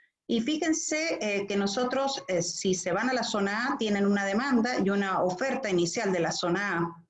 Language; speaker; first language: Spanish; native; Spanish